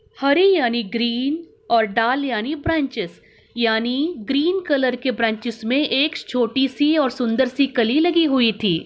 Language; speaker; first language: Hindi; non-native, local second language; Kannada